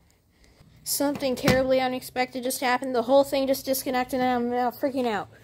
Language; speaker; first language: English; native; English